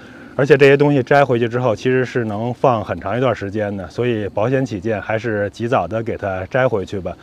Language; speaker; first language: Chinese; native; Chinese